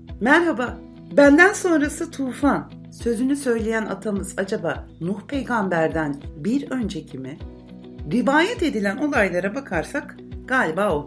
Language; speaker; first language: Turkish; native; Turkish